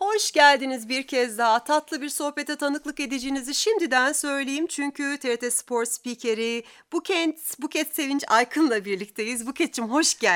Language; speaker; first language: Turkish; native; Turkish